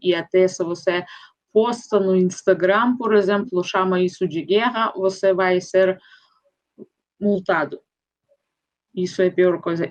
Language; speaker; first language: Portuguese; non-native, fluent; Russian